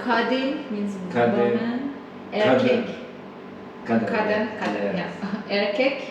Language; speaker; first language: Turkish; non-native, learner; Persian